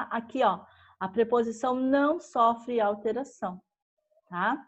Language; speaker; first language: Portuguese; native; Portuguese